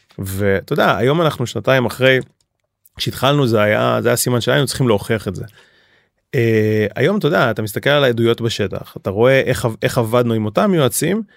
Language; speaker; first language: Hebrew; native; Hebrew